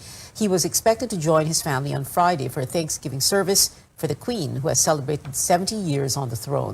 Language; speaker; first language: English; non-native, local second language; Filipino